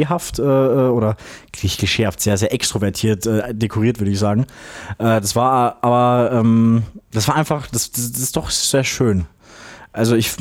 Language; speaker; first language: German; native; German